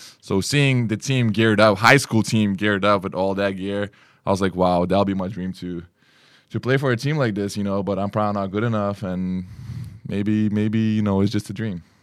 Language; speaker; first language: English; non-native, fluent; Lithuanian